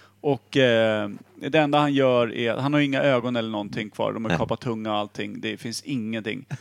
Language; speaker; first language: Swedish; native; Swedish